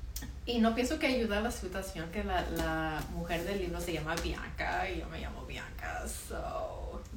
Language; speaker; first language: Spanish; early bilingual, heritage; Spanish